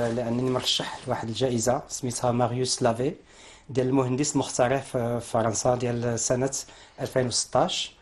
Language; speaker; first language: Arabic; native; Arabic